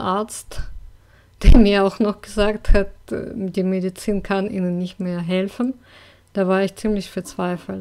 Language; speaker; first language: German; non-native, fluent; Russian